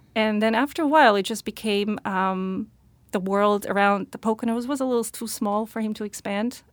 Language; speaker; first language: English; non-native, fluent; Slovak